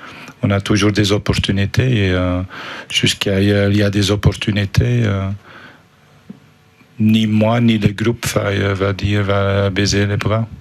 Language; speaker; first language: French; non-native, fluent; Dutch